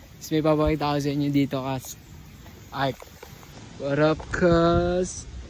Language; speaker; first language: Filipino; native; Filipino